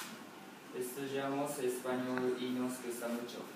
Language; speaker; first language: Spanish; non-native, learner; Japanese